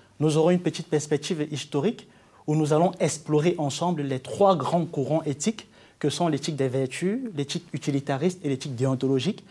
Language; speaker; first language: French; native; French